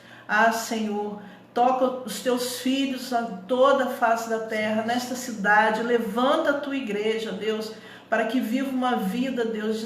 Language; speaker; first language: Portuguese; native; Portuguese